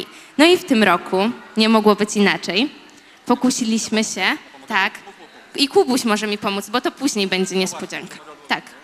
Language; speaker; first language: Polish; native; Polish